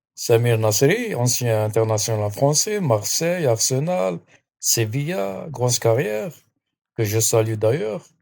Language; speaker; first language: French; non-native, local second language; Arabic